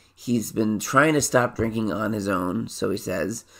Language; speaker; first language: English; native; English